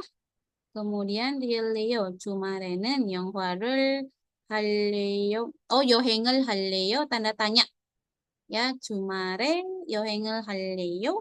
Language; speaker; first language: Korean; non-native, fluent; Indonesian